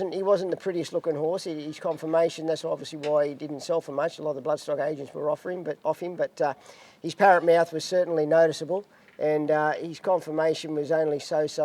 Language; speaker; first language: English; native; English